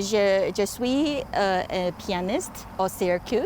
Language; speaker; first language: French; non-native, learner; Chinese